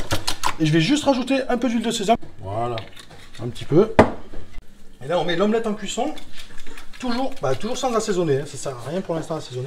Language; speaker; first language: French; native; French